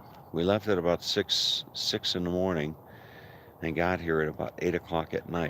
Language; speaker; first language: English; native; English